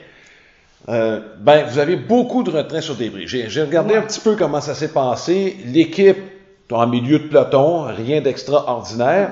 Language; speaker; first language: French; native; French